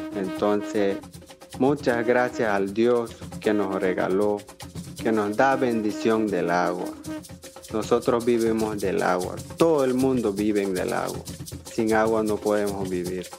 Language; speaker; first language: Spanish; non-native, local second language; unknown